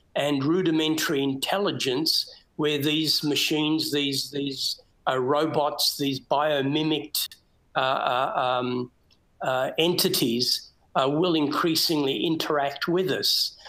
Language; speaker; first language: English; native; English